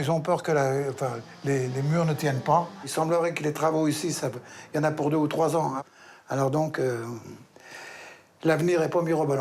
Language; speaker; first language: French; native; French